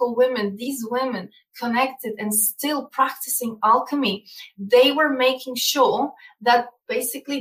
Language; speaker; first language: English; non-native, fluent; Polish